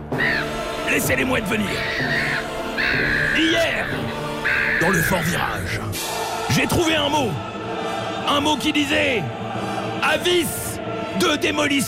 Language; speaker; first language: French; native; French